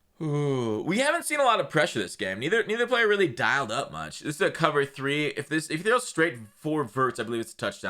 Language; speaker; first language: English; native; English